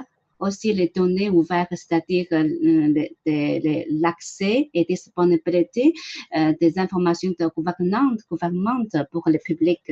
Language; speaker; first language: French; non-native, learner; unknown